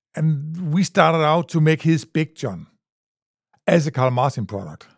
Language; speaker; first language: English; non-native, fluent; Danish